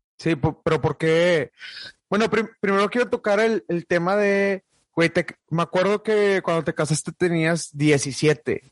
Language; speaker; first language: Spanish; native; Spanish